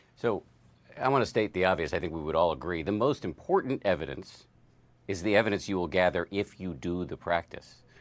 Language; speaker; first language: English; native; English